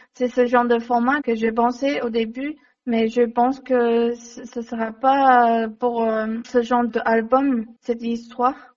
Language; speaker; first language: French; non-native, learner; Chinese